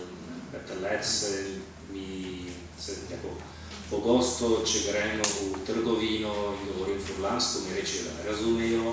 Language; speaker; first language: Slovenian; non-native, fluent; Italian